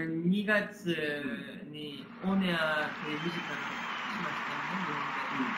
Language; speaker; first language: Japanese; non-native, learner; Korean